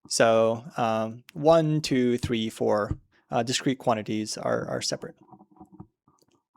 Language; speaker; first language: English; native; English